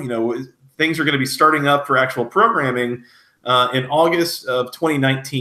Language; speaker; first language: English; native; English